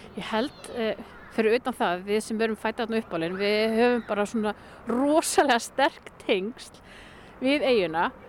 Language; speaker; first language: Icelandic; native; Icelandic